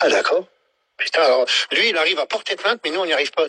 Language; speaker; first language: French; native; French